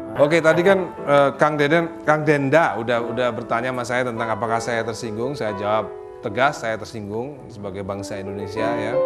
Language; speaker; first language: Indonesian; native; Indonesian